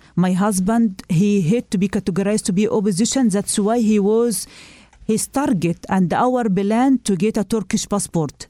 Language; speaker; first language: English; non-native, learner; Arabic